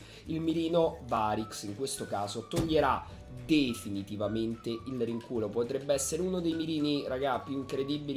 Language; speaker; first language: Italian; native; Italian